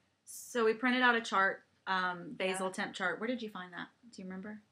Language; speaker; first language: English; native; English